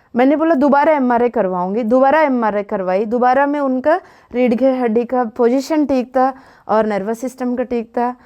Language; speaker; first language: Hindi; non-native, local second language; Telugu